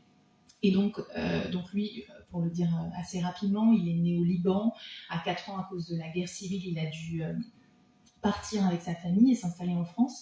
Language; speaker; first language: French; native; French